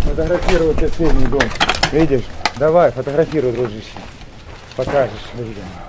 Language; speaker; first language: Russian; native; Russian